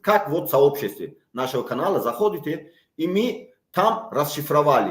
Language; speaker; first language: Russian; non-native, local second language; Tajik